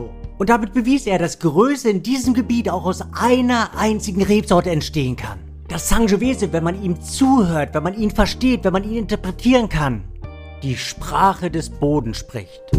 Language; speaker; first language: German; native; German